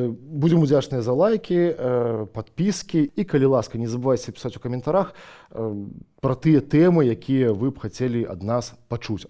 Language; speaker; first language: Belarusian; non-native, local second language; Russian